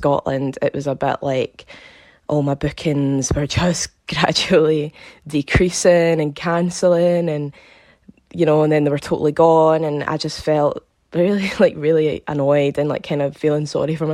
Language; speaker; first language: English; native; English